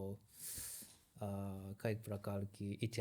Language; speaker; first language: Hindi; non-native, learner; Japanese